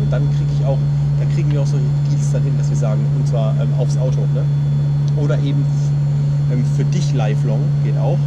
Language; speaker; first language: German; native; German